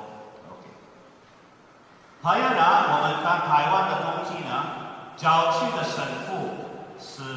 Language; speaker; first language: Chinese; non-native, fluent; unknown